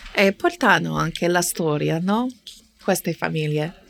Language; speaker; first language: Italian; non-native, fluent; English